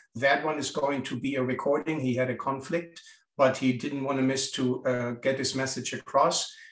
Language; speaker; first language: English; non-native, fluent; German